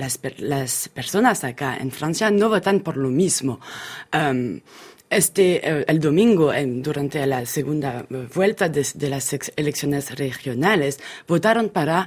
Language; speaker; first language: Spanish; non-native, fluent; French